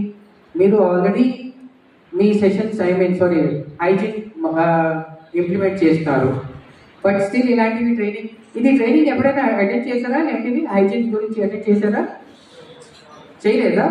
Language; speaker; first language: Telugu; non-native, local second language; Urdu